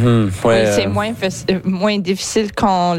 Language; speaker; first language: French; non-native, local second language; English